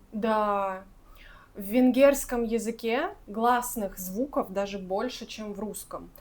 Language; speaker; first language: Russian; native; Russian